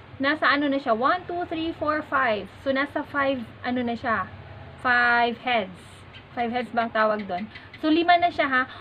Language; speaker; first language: Filipino; non-native, local second language; Cebuano